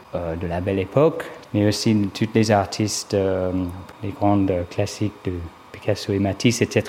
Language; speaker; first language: French; non-native, fluent; English